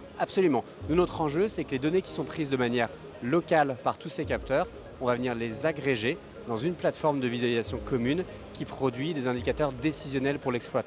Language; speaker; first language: French; native; French